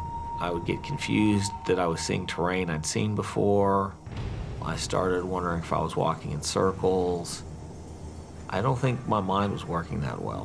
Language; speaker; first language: English; native; English